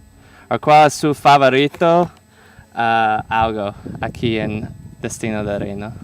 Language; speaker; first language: Spanish; non-native, learner; English